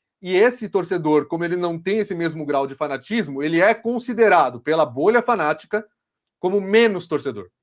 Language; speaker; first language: Portuguese; native; Portuguese